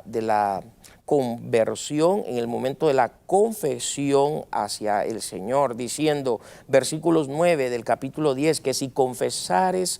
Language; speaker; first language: Spanish; native; Spanish